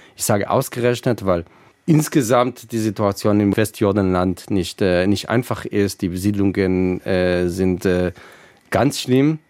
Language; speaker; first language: German; non-native, fluent; Hebrew